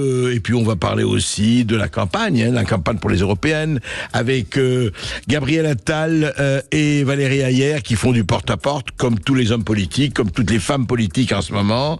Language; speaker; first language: French; native; French